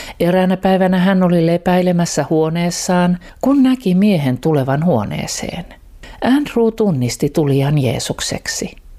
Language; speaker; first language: Finnish; native; Finnish